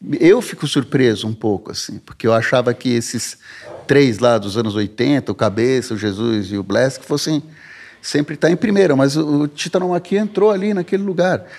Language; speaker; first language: Portuguese; early bilingual, heritage; Portuguese